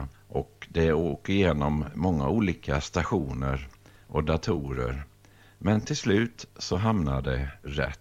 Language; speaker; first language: Swedish; native; Swedish